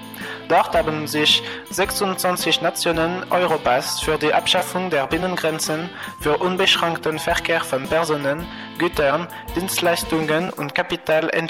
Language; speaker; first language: German; non-native, fluent; French